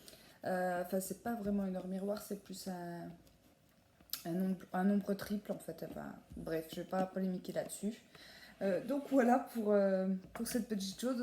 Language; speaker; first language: French; native; French